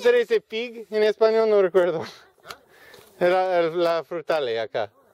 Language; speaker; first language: Spanish; non-native, learner; English